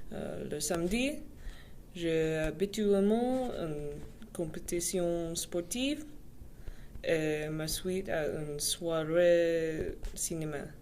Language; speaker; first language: French; non-native, learner; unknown